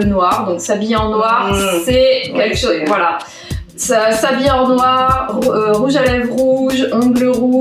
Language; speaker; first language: French; native; French